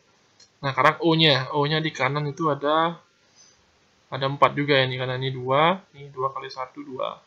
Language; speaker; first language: Indonesian; native; Indonesian